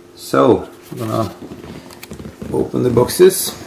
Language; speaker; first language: English; non-native, fluent; Norwegian